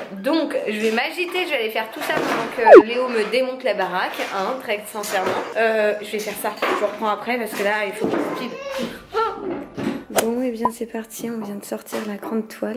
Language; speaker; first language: French; native; French